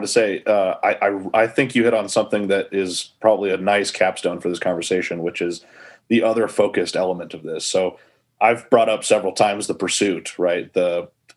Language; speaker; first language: English; native; English